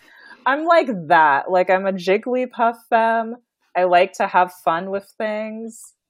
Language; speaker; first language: English; native; English